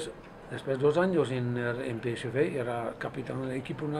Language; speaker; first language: Spanish; non-native, fluent; Dutch